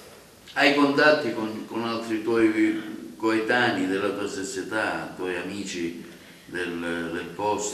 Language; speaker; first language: Italian; native; Italian